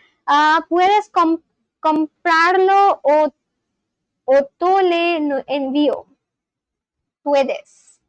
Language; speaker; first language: Spanish; non-native, learner; English